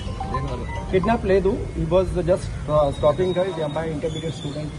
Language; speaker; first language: Telugu; non-native, learner; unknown